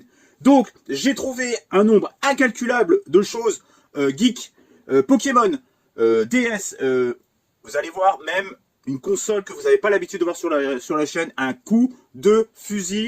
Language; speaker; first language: French; native; French